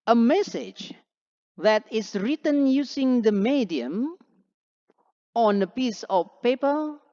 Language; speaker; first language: English; non-native, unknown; Indonesian